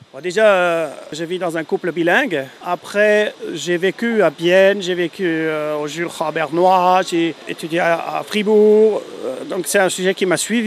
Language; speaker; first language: French; non-native, local second language; German